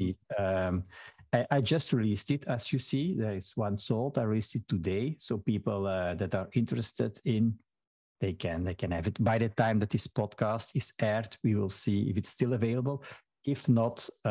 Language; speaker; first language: English; non-native, fluent; Dutch